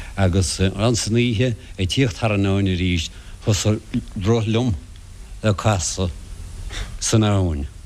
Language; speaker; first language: Irish; non-native, local second language; English